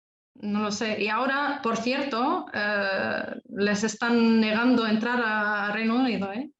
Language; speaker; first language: Spanish; non-native, fluent; Arabic